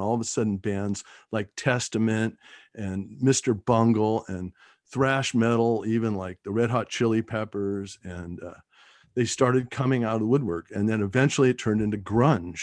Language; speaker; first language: English; native; English